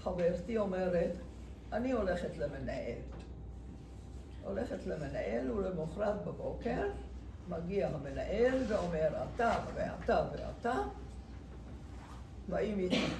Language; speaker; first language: Hebrew; non-native, fluent; Hungarian